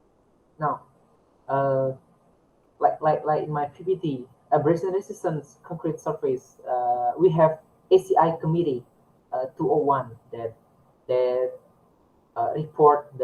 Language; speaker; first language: English; non-native, learner; Indonesian